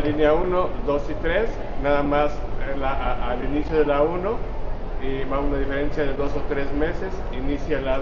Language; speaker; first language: Spanish; native; Spanish